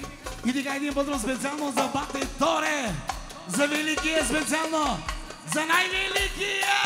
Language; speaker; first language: Bulgarian; non-native, local second language; Turkish